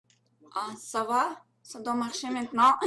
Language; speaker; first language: French; non-native, learner; Russian